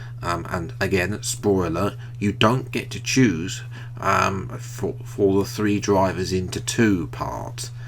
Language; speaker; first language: English; native; English